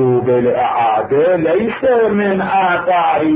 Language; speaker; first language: Arabic; native; Arabic